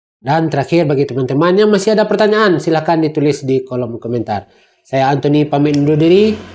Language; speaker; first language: Malay; non-native, local second language; Minangkabau